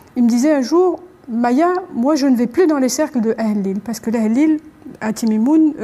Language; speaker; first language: French; non-native, local second language; Arabic